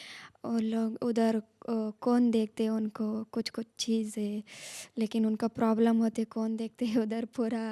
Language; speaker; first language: Hindi; non-native, local second language; Kannada